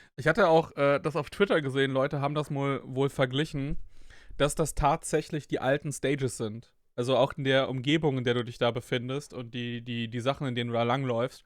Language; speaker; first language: German; native; German